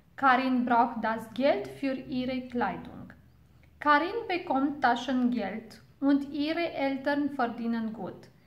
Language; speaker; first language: German; non-native, fluent; Romanian